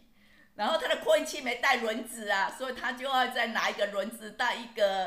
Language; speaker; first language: Chinese; native; Chinese